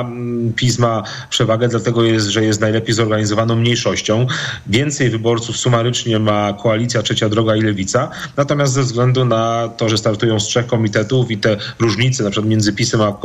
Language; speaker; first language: Polish; native; Polish